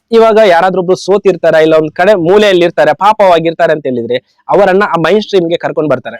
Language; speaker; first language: Kannada; non-native, local second language; Tulu